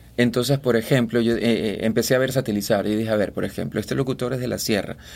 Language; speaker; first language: Spanish; native; Spanish